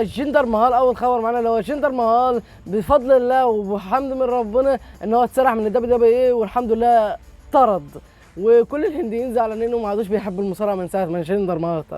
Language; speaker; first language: Arabic; native; Arabic